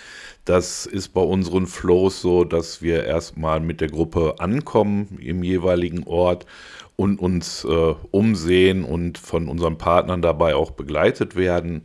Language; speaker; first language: German; native; German